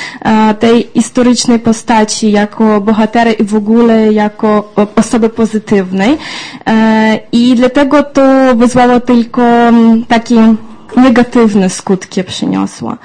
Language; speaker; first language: Polish; non-native, fluent; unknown